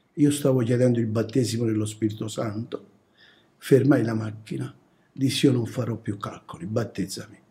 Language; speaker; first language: Italian; native; Italian